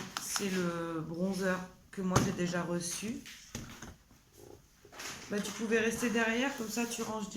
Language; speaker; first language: French; native; French